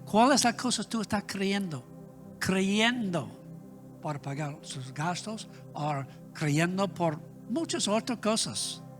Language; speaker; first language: Spanish; non-native, learner; English